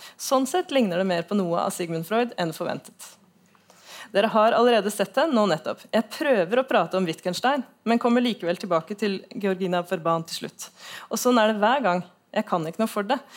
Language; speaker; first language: Norwegian; native; Norwegian